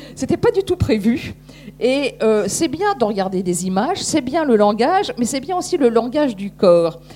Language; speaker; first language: French; native; French